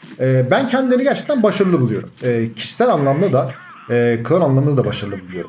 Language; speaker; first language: Turkish; native; Turkish